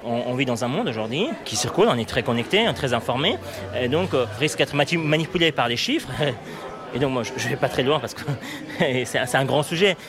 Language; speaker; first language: French; non-native, fluent; Persian